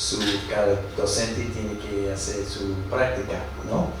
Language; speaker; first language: Spanish; non-native, fluent; English